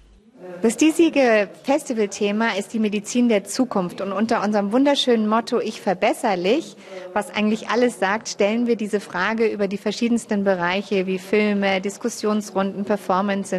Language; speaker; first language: German; native; German